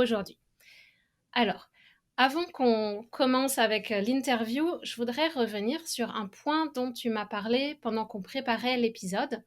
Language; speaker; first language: French; native; French